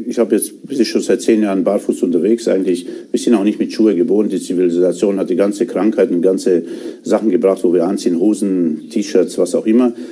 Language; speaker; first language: German; non-native, fluent; Romanian